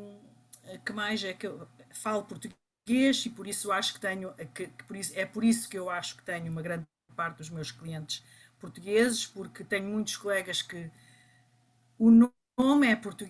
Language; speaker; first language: Portuguese; early bilingual, other home language; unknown